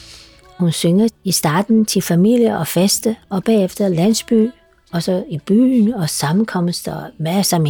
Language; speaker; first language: Danish; non-native, fluent; Chinese